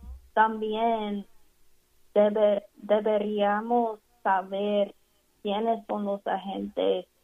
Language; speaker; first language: Spanish; non-native, fluent; English